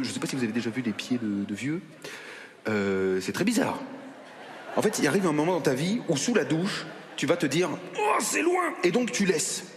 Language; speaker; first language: French; native; French